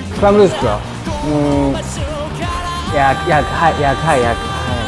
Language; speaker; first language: Thai; non-native, learner; Japanese